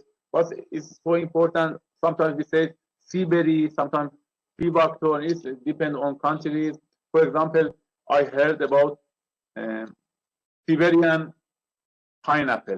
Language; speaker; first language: English; non-native, learner; Persian